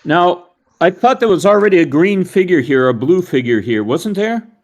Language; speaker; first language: English; native; English